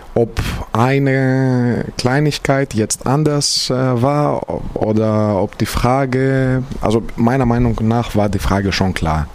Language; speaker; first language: German; non-native, fluent; Greek